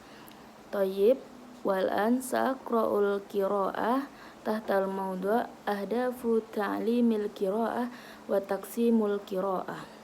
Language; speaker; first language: Arabic; non-native, learner; Indonesian